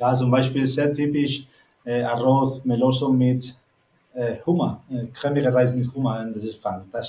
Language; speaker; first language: German; non-native, learner; Spanish